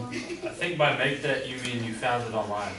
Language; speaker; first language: English; native; English